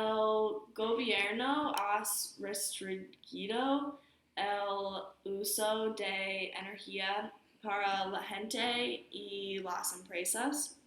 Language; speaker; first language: Spanish; non-native, learner; English